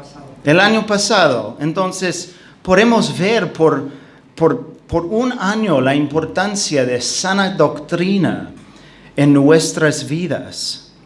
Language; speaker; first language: Spanish; non-native, fluent; English